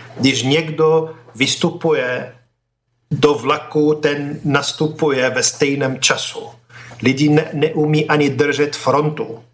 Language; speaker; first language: Czech; non-native, fluent; Arabic